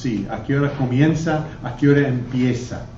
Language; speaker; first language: Spanish; non-native, fluent; English